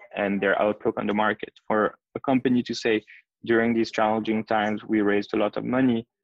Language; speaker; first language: English; non-native, fluent; French